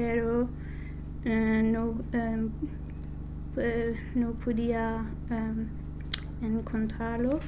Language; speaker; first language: Spanish; non-native, learner; English